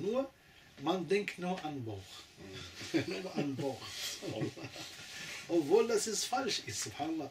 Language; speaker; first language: German; non-native, fluent; Arabic